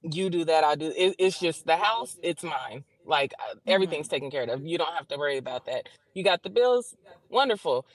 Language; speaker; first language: English; native; English